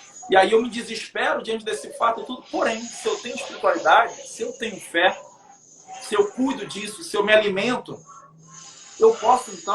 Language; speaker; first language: Portuguese; native; Portuguese